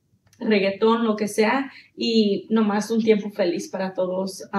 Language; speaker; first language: Spanish; early bilingual, heritage; Spanish